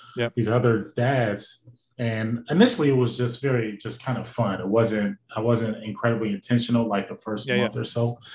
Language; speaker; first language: English; native; English